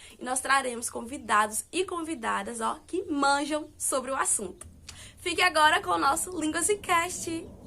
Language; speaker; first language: Portuguese; native; Portuguese